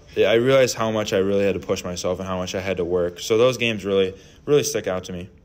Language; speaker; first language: English; native; English